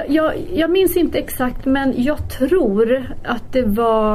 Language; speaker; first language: Swedish; early bilingual, other home language; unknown